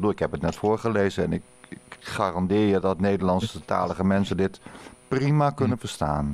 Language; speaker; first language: Dutch; native; Dutch